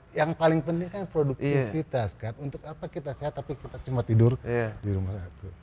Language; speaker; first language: Indonesian; native; Indonesian